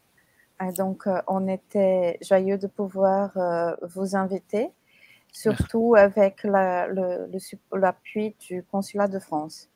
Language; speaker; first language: French; non-native, fluent; Portuguese